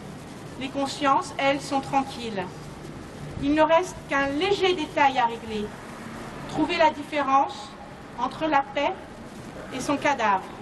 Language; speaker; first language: French; native; French